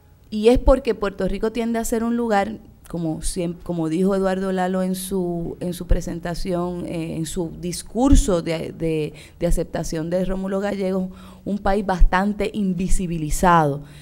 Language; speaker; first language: Spanish; native; Spanish